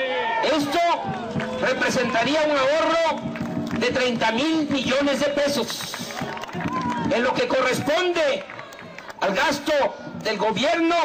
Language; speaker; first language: Spanish; native; Spanish